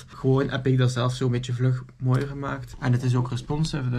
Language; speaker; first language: Dutch; native; Dutch